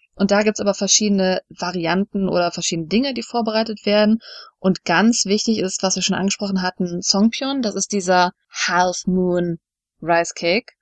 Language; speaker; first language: German; native; German